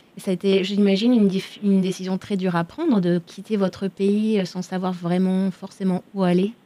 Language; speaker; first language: French; native; French